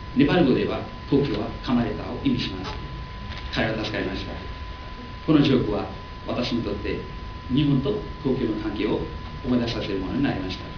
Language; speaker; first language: Japanese; non-native, fluent; Nepali